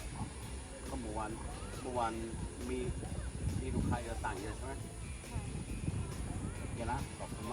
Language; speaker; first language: Thai; non-native, learner; Hindi